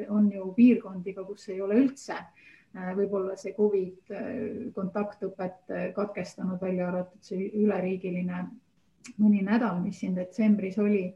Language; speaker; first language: Estonian; native; Estonian